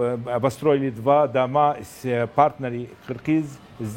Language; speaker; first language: Russian; non-native, learner; Arabic